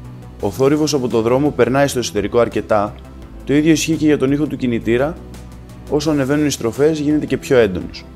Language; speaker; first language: Greek; native; Greek